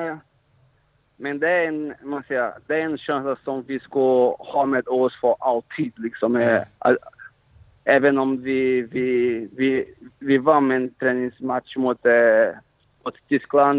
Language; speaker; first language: Swedish; non-native, fluent; Portuguese